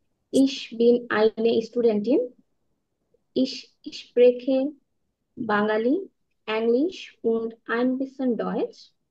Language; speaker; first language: German; non-native, learner; Bangla